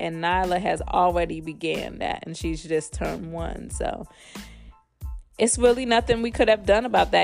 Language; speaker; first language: English; native; English